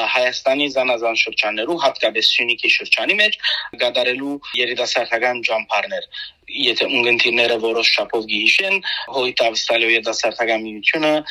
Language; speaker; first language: Armenian; native; Armenian